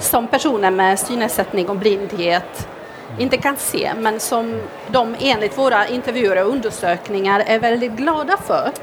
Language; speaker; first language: Swedish; non-native, fluent; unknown